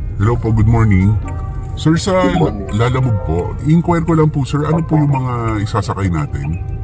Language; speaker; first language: Filipino; native; Filipino